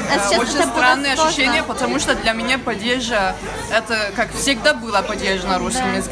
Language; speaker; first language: Russian; non-native, learner; Turkish